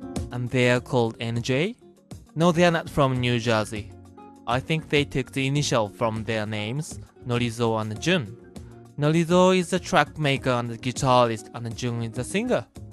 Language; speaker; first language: English; non-native, fluent; Japanese